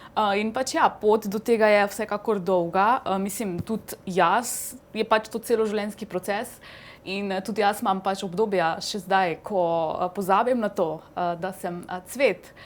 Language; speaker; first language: Slovenian; non-native, fluent; Hindi